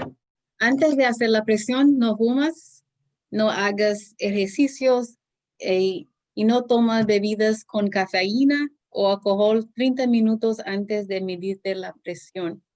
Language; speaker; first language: Spanish; non-native, learner; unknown